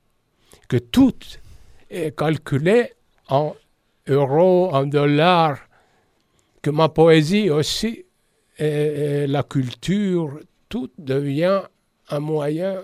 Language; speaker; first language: French; non-native, fluent; Estonian